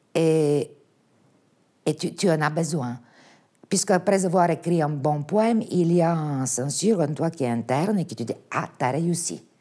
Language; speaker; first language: French; non-native, fluent; Bulgarian